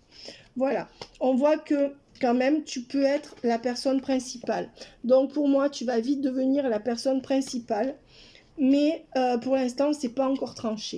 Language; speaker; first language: French; native; French